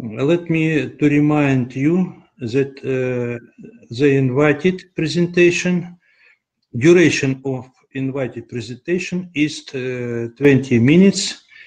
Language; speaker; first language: English; non-native, learner; Russian